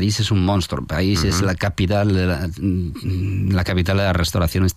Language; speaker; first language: Spanish; non-native, fluent; French